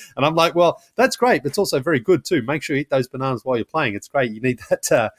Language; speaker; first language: English; native; English